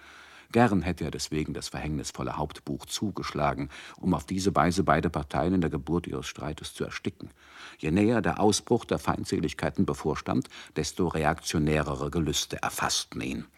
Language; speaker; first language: German; native; German